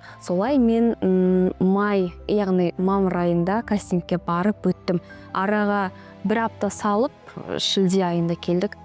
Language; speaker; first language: Kazakh; native; Kazakh